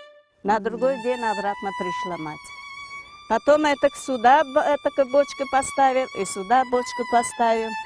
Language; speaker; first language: Russian; non-native, local second language; Crimean Tatar